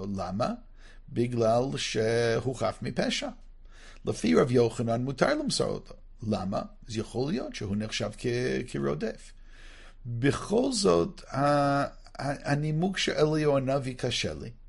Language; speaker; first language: Hebrew; non-native, fluent; English